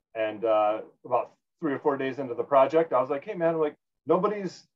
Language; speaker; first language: English; native; English